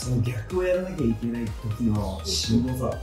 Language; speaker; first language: Japanese; native; Japanese